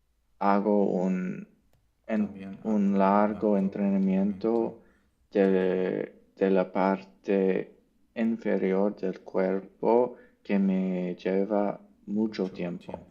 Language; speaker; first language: Spanish; non-native, learner; English